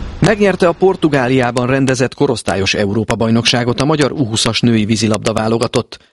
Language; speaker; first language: Hungarian; native; Hungarian